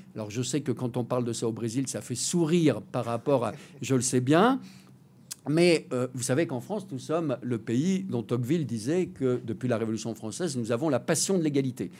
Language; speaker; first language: French; native; French